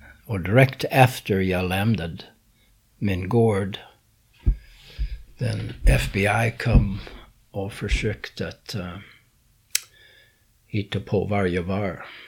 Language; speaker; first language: Swedish; non-native, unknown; English